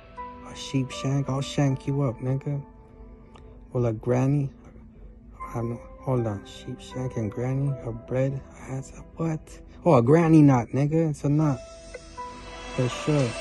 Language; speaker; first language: English; native; English